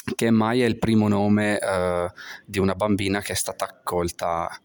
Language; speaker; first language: Italian; non-native, fluent; Albanian